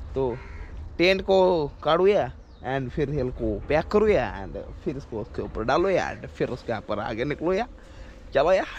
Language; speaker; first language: Hindi; non-native, local second language; Marathi